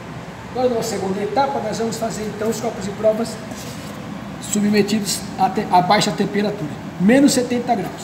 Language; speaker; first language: Portuguese; native; Portuguese